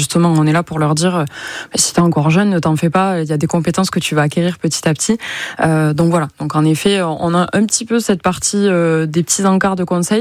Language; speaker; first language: French; native; French